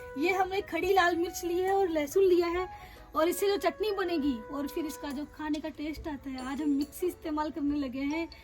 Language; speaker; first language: Hindi; native; Hindi